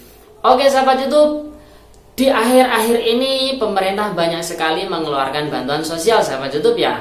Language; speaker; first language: Indonesian; native; Indonesian